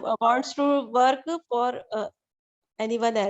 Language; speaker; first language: English; non-native, learner; Hindi